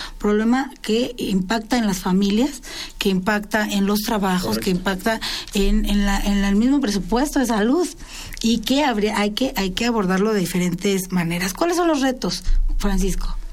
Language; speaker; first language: Spanish; native; Spanish